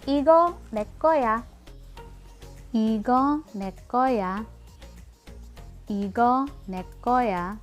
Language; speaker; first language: Korean; non-native, learner; Filipino